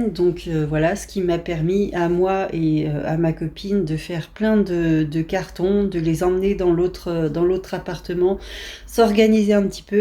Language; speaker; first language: French; native; French